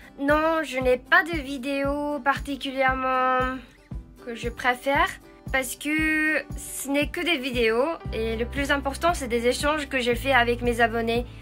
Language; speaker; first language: French; non-native, fluent; Japanese